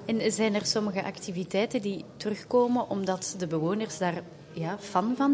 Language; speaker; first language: Dutch; native; Dutch